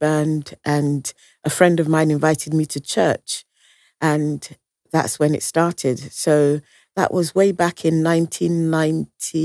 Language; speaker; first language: English; native; English